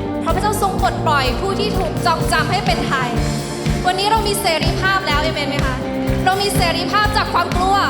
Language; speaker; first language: Thai; native; Thai